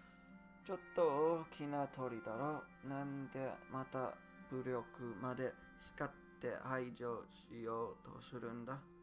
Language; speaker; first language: Japanese; non-native, learner; English